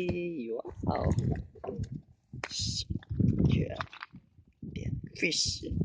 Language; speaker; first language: English; non-native, learner; Vietnamese